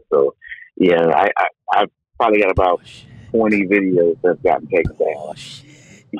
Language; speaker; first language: English; native; English